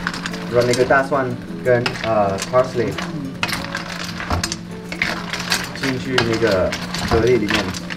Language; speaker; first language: Chinese; non-native, fluent; French